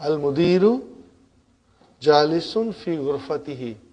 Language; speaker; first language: Arabic; non-native, fluent; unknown